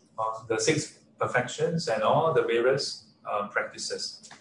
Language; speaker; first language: English; non-native, local second language; Chinese